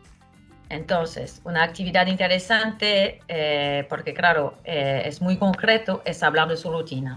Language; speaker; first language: Spanish; non-native, fluent; French